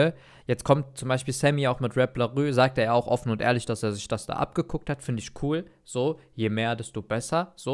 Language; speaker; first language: German; native; German